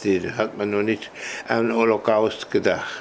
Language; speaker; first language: German; early bilingual, heritage; German